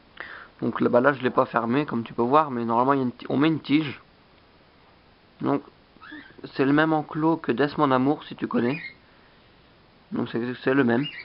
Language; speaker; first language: French; native; French